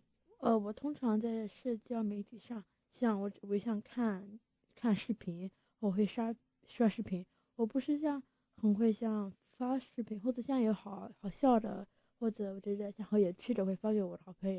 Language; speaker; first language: Chinese; early bilingual, heritage; Chinese